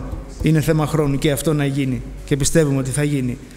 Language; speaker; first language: Greek; native; Greek